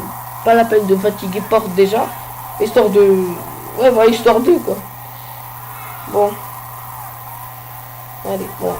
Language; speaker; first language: French; native; French